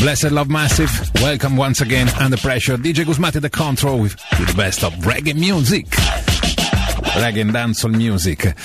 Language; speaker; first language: English; non-native, fluent; Italian